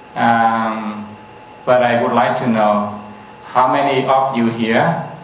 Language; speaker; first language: English; non-native, fluent; Vietnamese